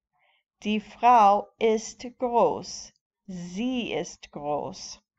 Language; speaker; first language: German; non-native, fluent; English